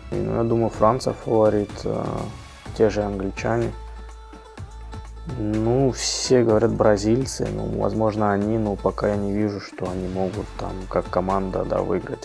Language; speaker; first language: Russian; native; Russian